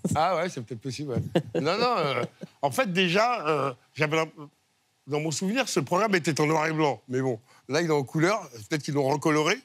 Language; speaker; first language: French; native; French